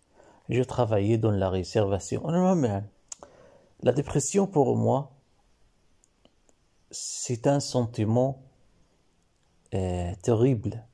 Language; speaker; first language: French; non-native, learner; Arabic